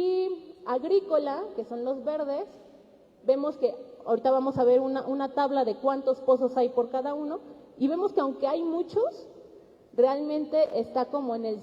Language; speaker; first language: Spanish; native; Spanish